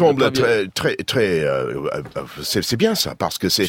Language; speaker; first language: French; non-native, fluent; English